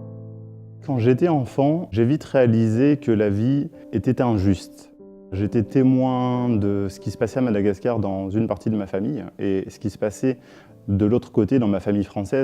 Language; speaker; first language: French; native; French